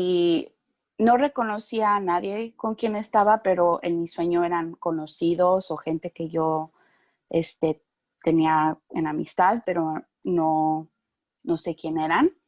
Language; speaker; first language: Spanish; early bilingual, heritage; Spanish